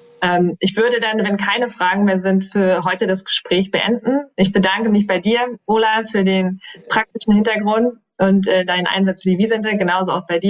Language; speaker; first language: German; native; German